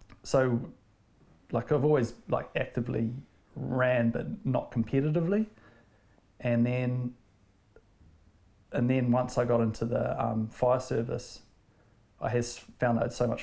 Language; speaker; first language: English; native; English